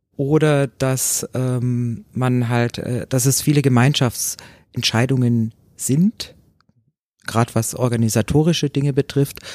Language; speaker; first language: German; native; German